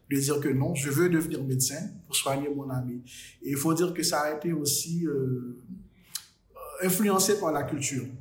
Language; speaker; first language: French; non-native, local second language; Haitian Creole